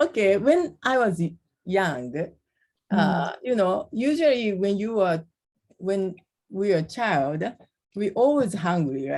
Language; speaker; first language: English; non-native, learner; Japanese